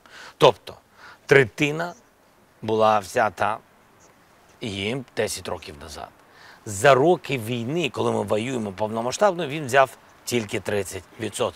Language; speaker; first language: Ukrainian; non-native, local second language; Russian